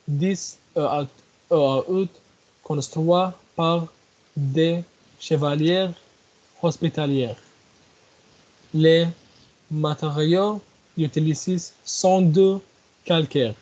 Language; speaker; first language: French; non-native, learner; Arabic